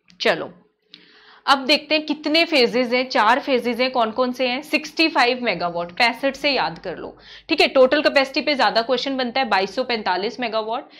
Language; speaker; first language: Hindi; native; Hindi